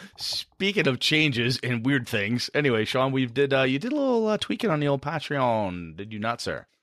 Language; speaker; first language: English; native; English